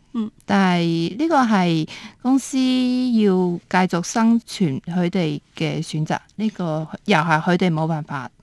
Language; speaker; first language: Cantonese; early bilingual, heritage; Cantonese